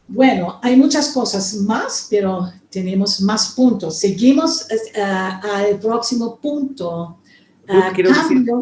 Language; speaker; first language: Spanish; non-native, fluent; German